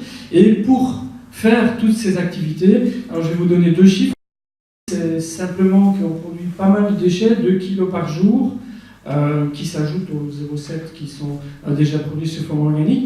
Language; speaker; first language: French; native; French